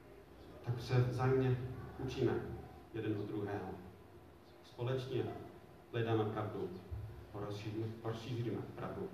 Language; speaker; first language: Czech; non-native, fluent; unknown